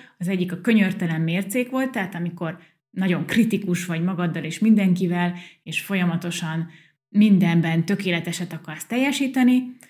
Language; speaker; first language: Hungarian; early bilingual, heritage; Hungarian